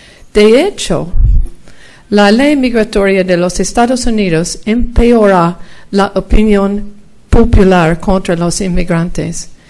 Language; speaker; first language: Spanish; non-native, fluent; English